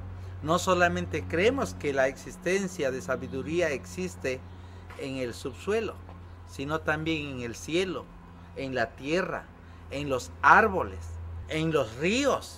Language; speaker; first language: Spanish; non-native, local second language; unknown